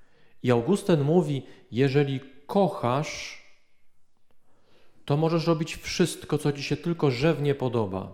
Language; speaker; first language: Polish; native; Polish